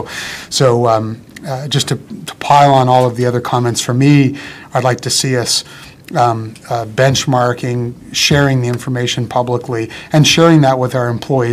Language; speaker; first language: English; native; English